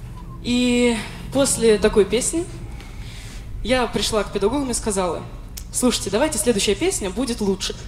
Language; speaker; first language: Russian; native; Russian